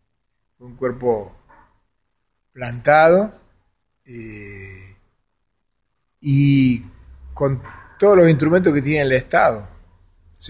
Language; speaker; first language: Spanish; native; Spanish